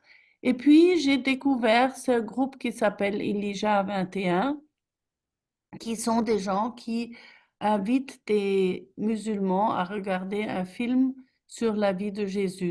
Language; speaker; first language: French; non-native, fluent; German